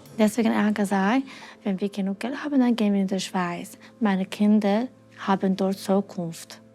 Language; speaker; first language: German; non-native, learner; Persian